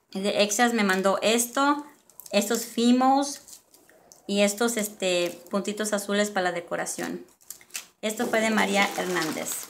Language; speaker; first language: Spanish; early bilingual, other home language; English